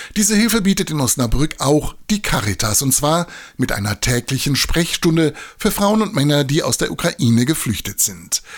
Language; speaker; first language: German; native; German